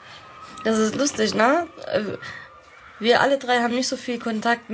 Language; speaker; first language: German; early bilingual, other home language; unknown